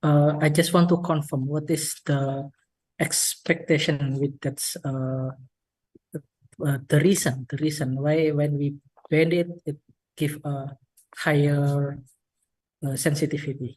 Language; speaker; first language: English; non-native, learner; Indonesian